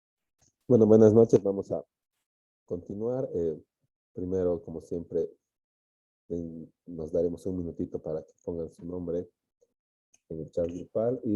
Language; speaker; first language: Spanish; native; Spanish